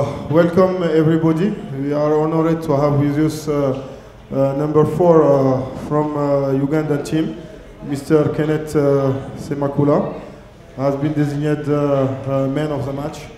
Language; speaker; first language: English; non-native, learner; Arabic